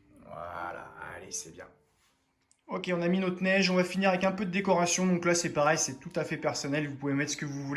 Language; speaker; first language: French; native; French